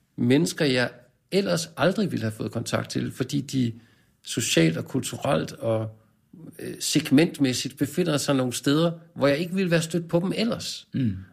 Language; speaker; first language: Danish; native; Danish